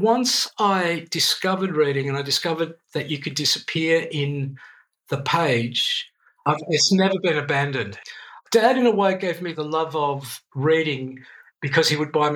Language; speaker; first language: English; non-native, local second language; Greek